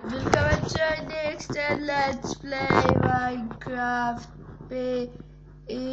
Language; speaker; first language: German; early bilingual, other home language; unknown